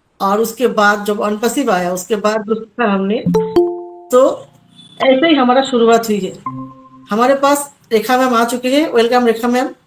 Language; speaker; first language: Hindi; non-native, local second language; Assamese